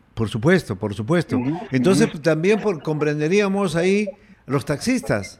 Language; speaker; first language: Spanish; native; Spanish